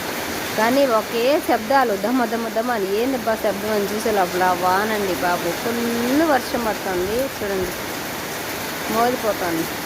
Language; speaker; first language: Telugu; native; Telugu